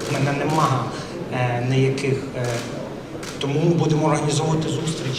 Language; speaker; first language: Ukrainian; non-native, local second language; Russian